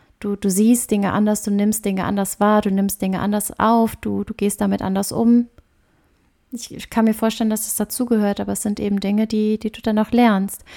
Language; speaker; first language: German; native; German